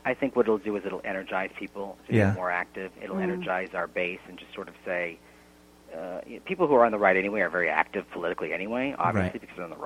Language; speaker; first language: English; native; English